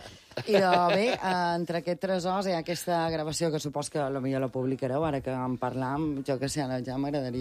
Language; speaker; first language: Catalan; native; Catalan